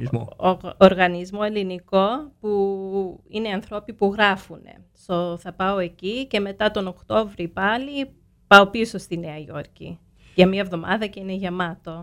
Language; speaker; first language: Greek; early bilingual, heritage; Greek